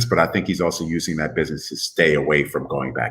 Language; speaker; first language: English; native; English